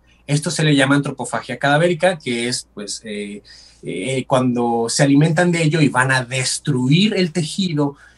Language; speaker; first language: Spanish; native; Spanish